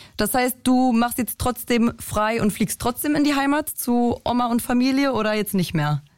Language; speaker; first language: German; early bilingual, other home language; Polish